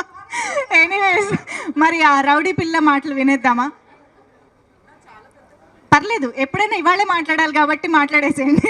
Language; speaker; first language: Telugu; native; Telugu